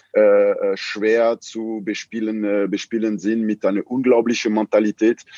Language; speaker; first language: German; non-native, fluent; French